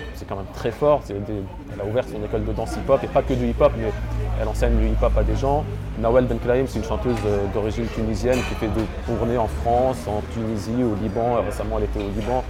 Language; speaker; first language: French; early bilingual, other home language; Arabic